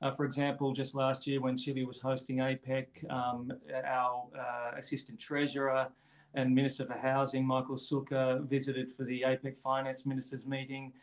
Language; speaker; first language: English; native; English